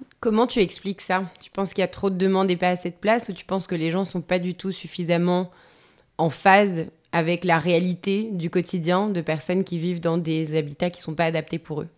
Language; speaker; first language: French; native; French